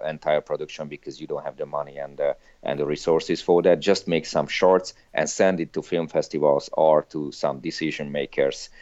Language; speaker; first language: English; non-native, fluent; Hungarian